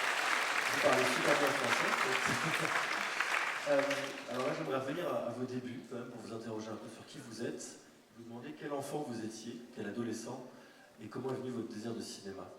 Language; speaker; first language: French; native; French